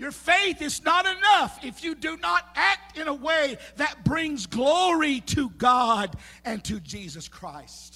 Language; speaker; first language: English; native; English